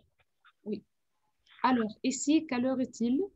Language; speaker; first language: French; non-native, fluent; Arabic